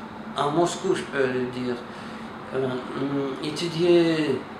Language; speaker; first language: French; non-native, fluent; Russian